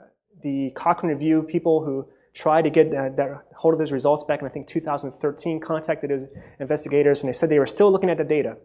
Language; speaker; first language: English; native; English